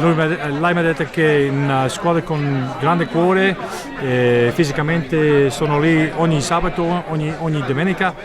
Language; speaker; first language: Italian; non-native, learner; English